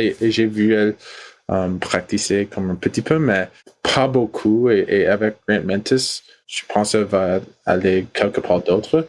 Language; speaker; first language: French; non-native, learner; English